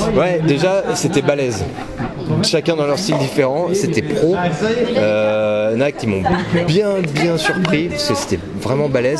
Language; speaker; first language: French; native; French